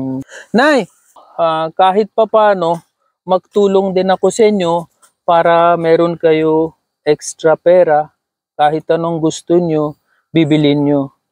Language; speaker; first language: Filipino; non-native, learner; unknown